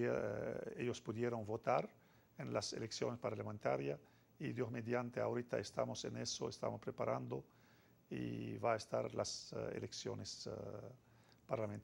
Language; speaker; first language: Spanish; non-native, fluent; Arabic